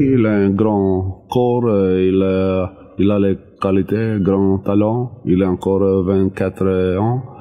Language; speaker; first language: French; non-native, learner; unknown